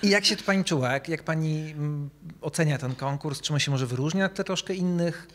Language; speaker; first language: Polish; native; Polish